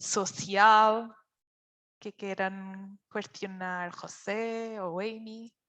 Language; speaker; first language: Spanish; non-native, fluent; Portuguese